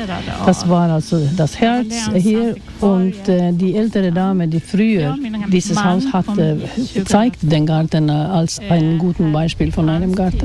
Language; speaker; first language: German; non-native, fluent; Swedish